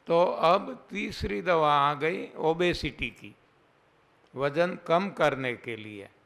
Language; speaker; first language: Hindi; non-native, local second language; Gujarati